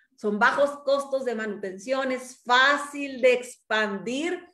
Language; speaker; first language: Spanish; native; Spanish